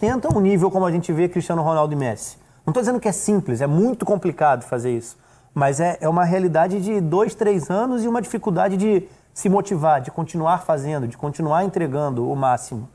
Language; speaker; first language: Portuguese; native; Portuguese